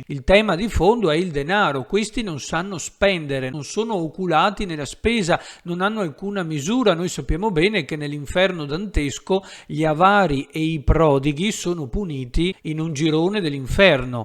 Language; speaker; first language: Italian; native; Italian